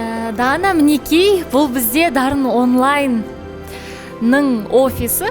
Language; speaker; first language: Kazakh; native; Kazakh